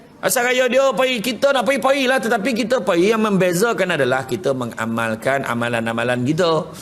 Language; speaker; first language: Malay; native; Malay